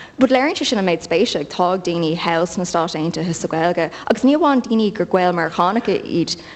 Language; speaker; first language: Irish; native; Irish